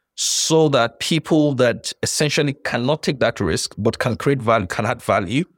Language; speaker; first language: English; non-native, local second language; Yoruba